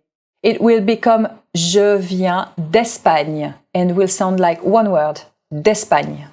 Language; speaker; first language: French; native; French